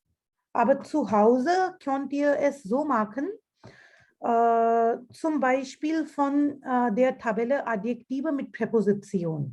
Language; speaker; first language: German; non-native, fluent; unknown